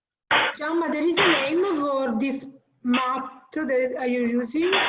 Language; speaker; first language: English; non-native, learner; Italian